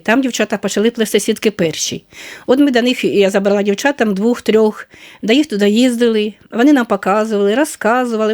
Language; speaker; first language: Ukrainian; native; Ukrainian